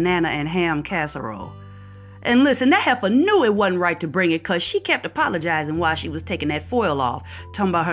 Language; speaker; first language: English; native; English